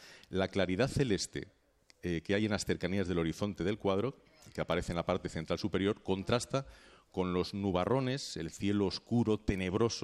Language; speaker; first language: Spanish; native; Spanish